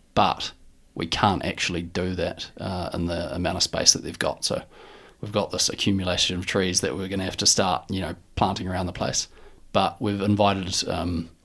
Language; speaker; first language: English; native; English